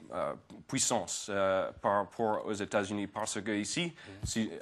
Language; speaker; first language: French; non-native, fluent; English